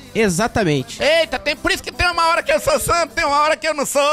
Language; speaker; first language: Portuguese; native; Portuguese